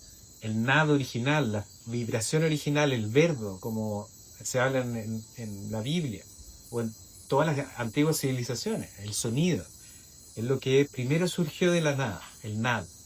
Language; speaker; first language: Spanish; native; Spanish